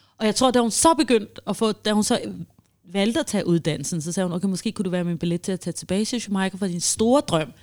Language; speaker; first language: Danish; early bilingual, heritage; Danish